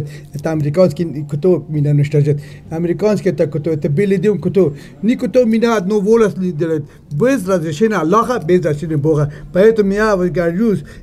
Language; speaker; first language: Russian; non-native, learner; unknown